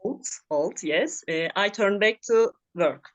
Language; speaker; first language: English; non-native, learner; Turkish